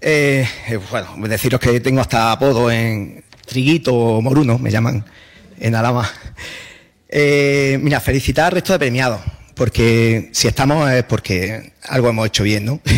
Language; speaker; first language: Spanish; native; Spanish